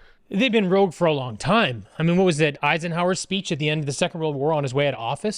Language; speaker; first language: English; native; English